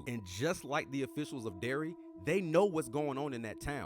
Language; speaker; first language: English; native; English